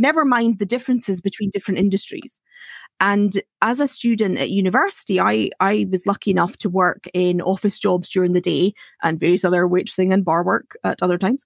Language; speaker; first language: English; native; English